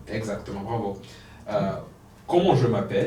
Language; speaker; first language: French; non-native, fluent; Polish